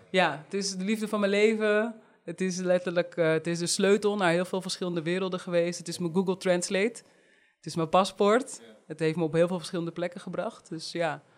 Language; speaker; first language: Dutch; native; Dutch